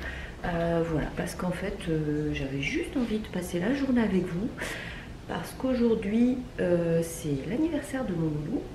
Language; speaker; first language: French; native; French